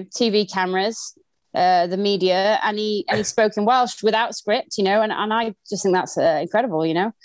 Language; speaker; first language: English; native; English